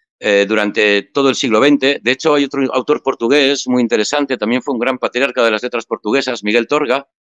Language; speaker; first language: Spanish; native; Spanish